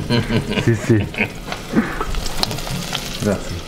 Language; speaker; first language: Italian; non-native, learner; German